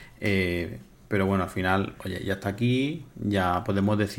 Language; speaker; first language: Spanish; native; Spanish